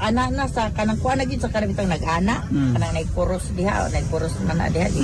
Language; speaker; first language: Cebuano; native; Cebuano